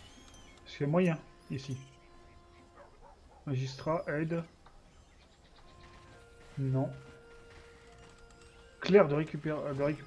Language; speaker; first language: French; native; French